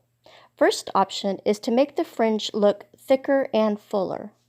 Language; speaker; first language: English; native; English